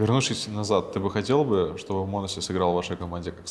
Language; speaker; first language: Russian; native; Russian